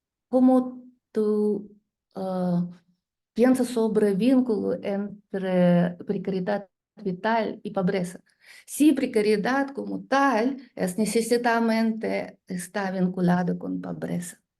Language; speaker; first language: Spanish; non-native, learner; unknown